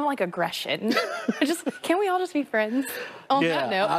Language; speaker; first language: English; native; English